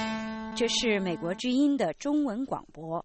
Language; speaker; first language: Chinese; native; Chinese